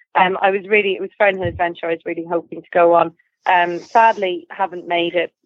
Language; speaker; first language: English; native; English